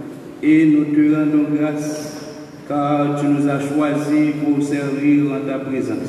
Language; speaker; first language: French; non-native, local second language; Haitian Creole